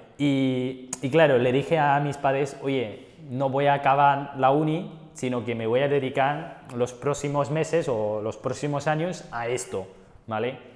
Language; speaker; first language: Spanish; non-native, fluent; Chinese